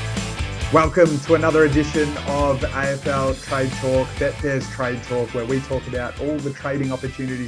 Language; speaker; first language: English; native; English